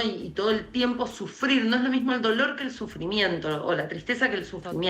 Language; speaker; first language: Spanish; native; Spanish